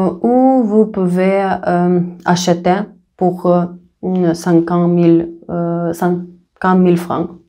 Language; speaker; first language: French; non-native, learner; Russian